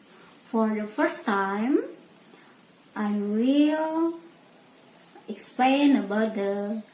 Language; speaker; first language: English; non-native, learner; Indonesian